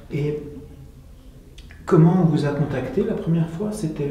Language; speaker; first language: French; native; French